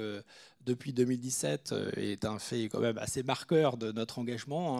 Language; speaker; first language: French; native; French